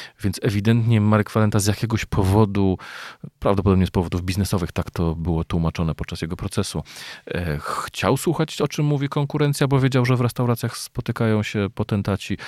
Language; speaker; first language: Polish; native; Polish